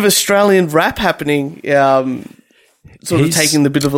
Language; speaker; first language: English; native; English